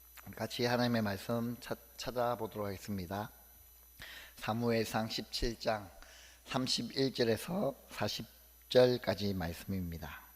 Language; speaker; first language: Korean; native; Korean